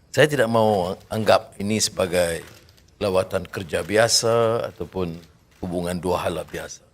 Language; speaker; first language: Malay; native; Malay